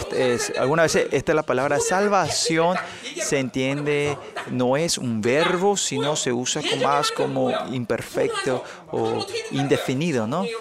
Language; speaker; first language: Spanish; non-native, fluent; Korean